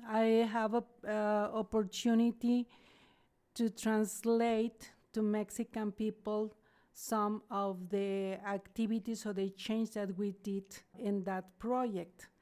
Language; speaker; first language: English; non-native, learner; Spanish